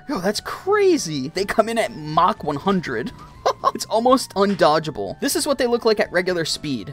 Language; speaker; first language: English; native; English